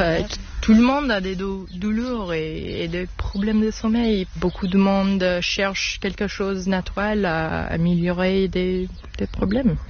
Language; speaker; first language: French; non-native, learner; English